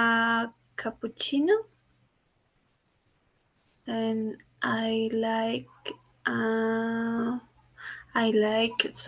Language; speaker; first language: English; non-native, learner; Spanish